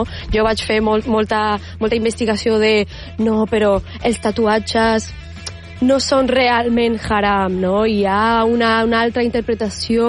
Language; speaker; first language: Catalan; non-native, local second language; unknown